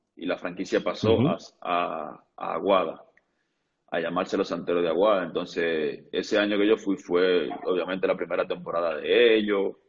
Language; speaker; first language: Spanish; native; Spanish